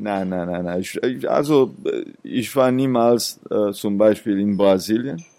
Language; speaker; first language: German; non-native, fluent; Seselwa Creole French